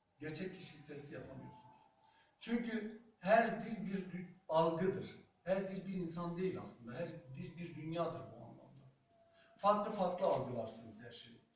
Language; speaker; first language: Turkish; non-native, local second language; Zaza